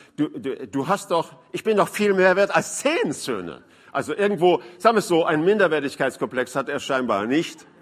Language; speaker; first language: German; non-native, fluent; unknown